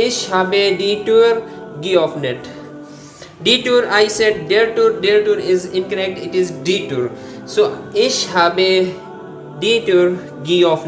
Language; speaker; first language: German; non-native, learner; Urdu